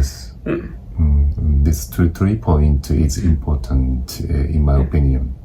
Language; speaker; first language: English; non-native, learner; Japanese